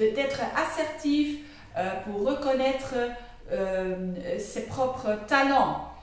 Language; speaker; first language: French; non-native, local second language; Dutch